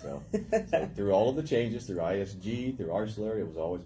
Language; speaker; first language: English; native; English